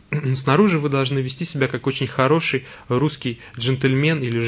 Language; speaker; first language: Russian; native; Russian